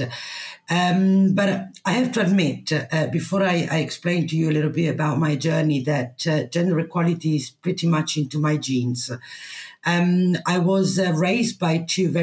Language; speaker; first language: English; non-native, fluent; Italian